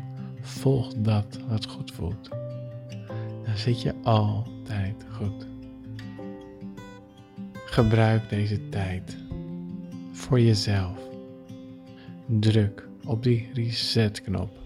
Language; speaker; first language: Dutch; native; Dutch